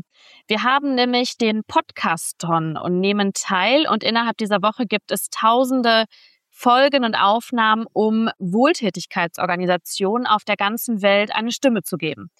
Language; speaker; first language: German; native; German